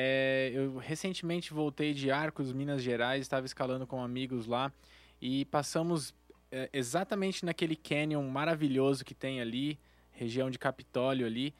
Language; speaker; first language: Portuguese; native; Portuguese